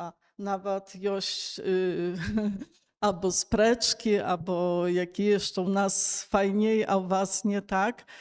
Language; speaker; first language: Polish; non-native, local second language; Belarusian